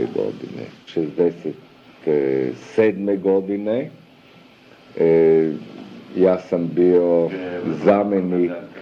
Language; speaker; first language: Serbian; early bilingual, other home language; German